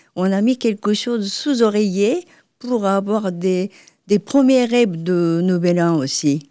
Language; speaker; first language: French; non-native, fluent; Japanese